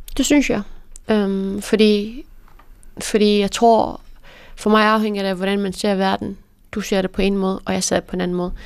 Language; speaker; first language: Danish; early bilingual, other home language; Persian